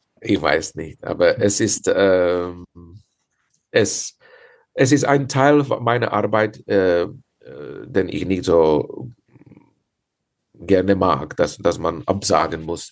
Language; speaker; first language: German; non-native, fluent; Czech